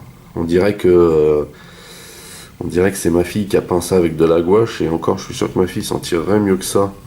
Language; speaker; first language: French; native; French